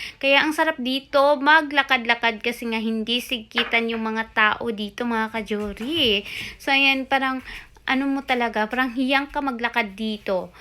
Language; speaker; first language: Filipino; native; Filipino